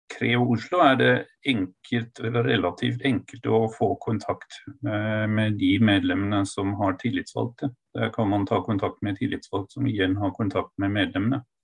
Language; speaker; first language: Norwegian; non-native, fluent; German